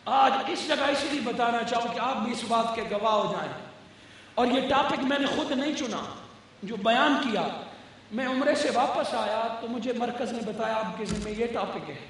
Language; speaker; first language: Urdu; non-native, local second language; Punjabi